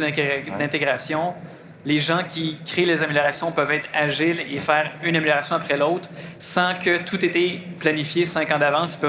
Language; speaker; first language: French; native; French